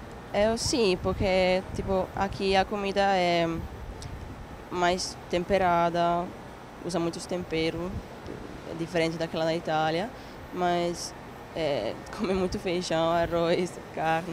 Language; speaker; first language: Portuguese; non-native, learner; Italian